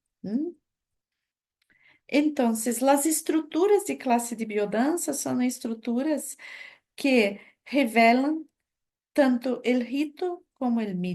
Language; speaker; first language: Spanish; non-native, fluent; Portuguese